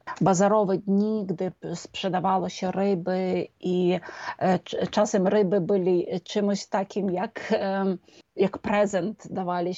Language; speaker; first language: Polish; non-native, fluent; Ukrainian